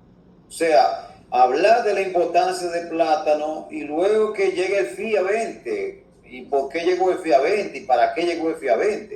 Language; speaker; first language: Spanish; native; Spanish